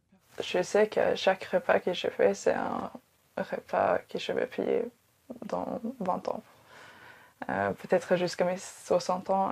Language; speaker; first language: French; non-native, fluent; Swedish